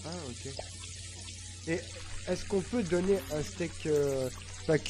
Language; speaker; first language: French; native; French